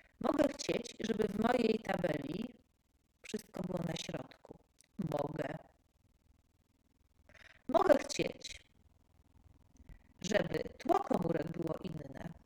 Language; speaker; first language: Polish; native; Polish